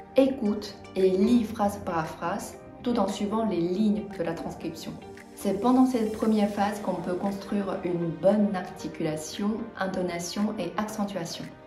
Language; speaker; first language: French; non-native, fluent; Chinese